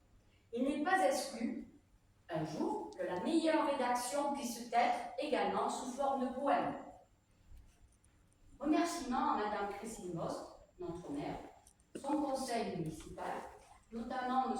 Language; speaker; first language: French; native; French